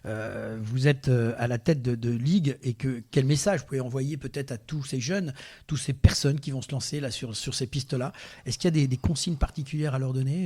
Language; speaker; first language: French; native; French